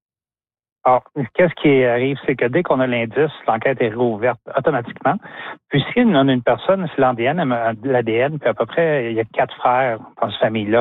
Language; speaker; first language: French; native; French